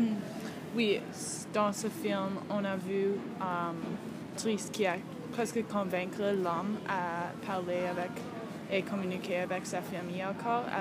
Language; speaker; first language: French; non-native, learner; English